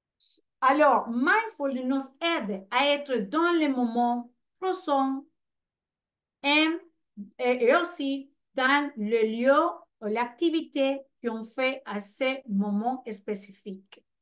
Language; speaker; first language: French; non-native, fluent; Spanish